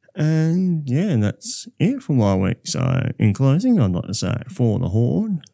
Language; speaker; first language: English; native; English